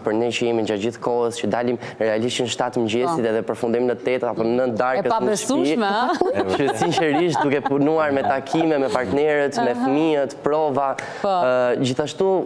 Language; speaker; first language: Albanian; native; Albanian